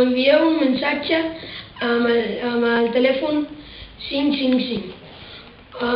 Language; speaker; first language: Catalan; non-native, learner; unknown